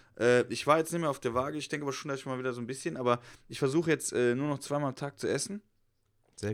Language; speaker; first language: German; native; German